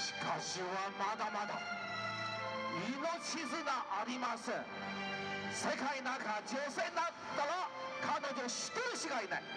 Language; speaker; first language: Japanese; non-native, learner; Chinese